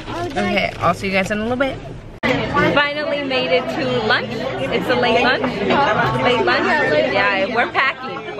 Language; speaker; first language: English; early bilingual, other home language; Spanish